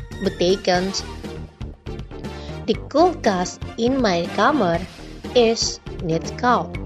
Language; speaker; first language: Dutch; non-native, learner; Indonesian